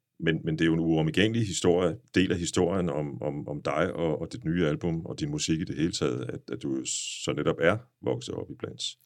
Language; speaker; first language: Danish; native; Danish